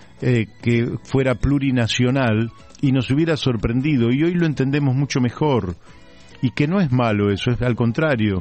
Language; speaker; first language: Spanish; native; Spanish